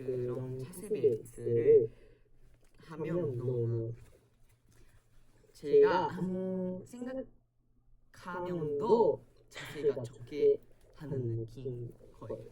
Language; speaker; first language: Korean; non-native, learner; Japanese